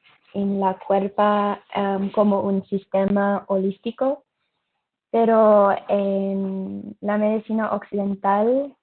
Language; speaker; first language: Spanish; non-native, learner; English